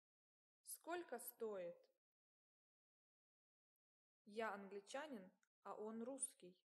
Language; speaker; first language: Russian; non-native, learner; English